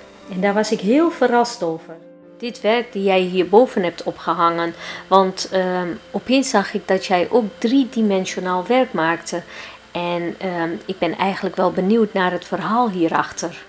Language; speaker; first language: Dutch; early bilingual, heritage; Turkish